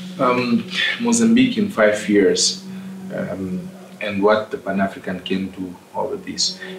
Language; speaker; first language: English; non-native, fluent; Portuguese